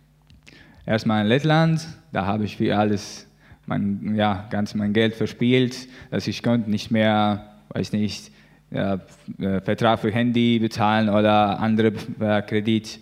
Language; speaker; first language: German; non-native, learner; Latvian